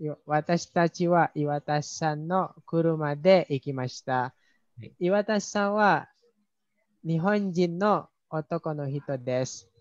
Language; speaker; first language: Japanese; non-native, learner; Indonesian